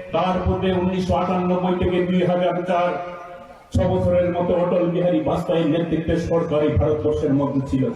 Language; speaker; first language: Bangla; native; Bangla